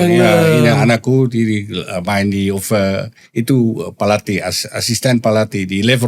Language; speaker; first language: Indonesian; non-native, learner; Dutch